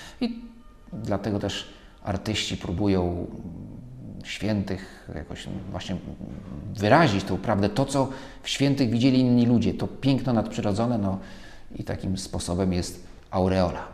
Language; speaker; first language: Polish; native; Polish